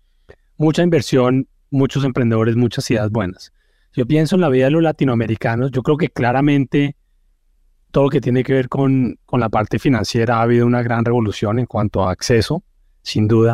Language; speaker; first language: Spanish; native; Spanish